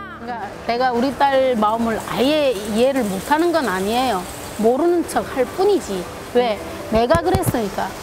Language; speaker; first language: Korean; native; Korean